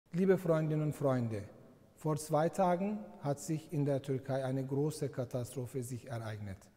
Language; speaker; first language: German; non-native, fluent; Turkish